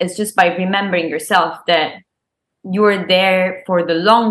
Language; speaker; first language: English; non-native, fluent; Italian